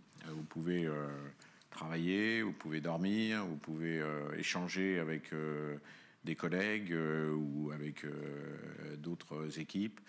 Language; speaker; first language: French; native; French